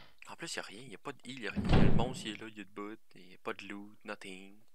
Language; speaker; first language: French; native; French